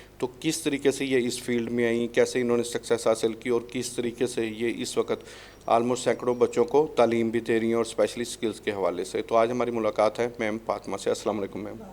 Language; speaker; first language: Urdu; non-native, local second language; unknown